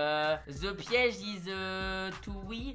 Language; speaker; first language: English; non-native, learner; French